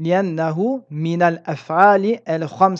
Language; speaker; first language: Arabic; non-native, fluent; French